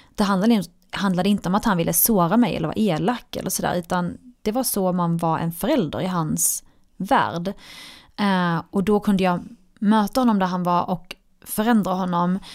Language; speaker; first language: Swedish; early bilingual, other home language; Arabic